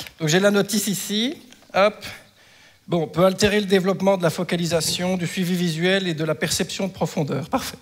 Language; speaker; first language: French; native; French